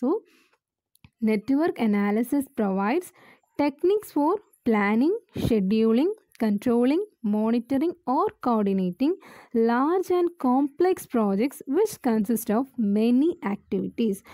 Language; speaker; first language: English; non-native, local second language; Malayalam